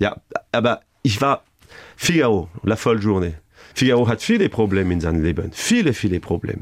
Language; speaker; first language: German; non-native, fluent; French